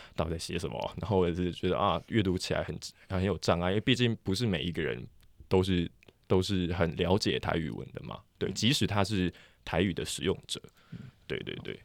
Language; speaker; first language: Chinese; non-native, local second language; Min Nan Chinese